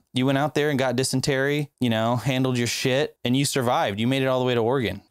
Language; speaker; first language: English; native; English